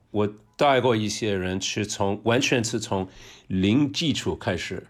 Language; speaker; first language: Chinese; non-native, fluent; English